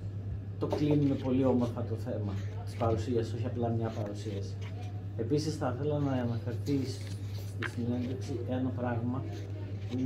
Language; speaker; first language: Greek; native; Greek